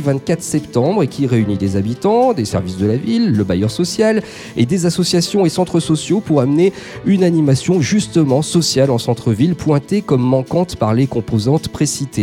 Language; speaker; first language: French; native; French